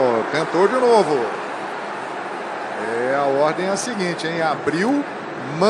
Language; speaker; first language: Portuguese; native; Portuguese